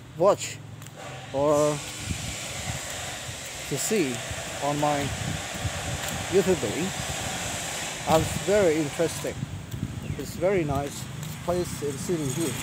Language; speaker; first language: English; non-native, learner; Lao